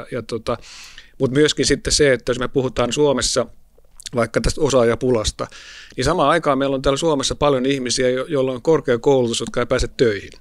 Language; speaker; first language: Finnish; native; Finnish